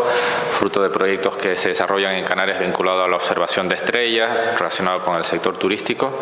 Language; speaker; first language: Spanish; native; Spanish